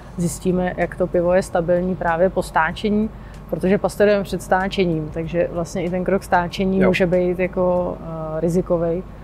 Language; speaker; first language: Czech; native; Czech